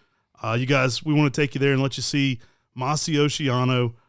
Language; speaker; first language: English; native; English